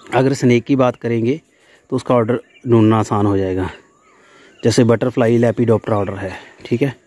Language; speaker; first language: Hindi; non-native, local second language; Punjabi